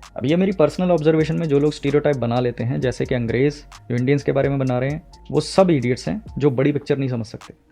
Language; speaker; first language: Hindi; native; Hindi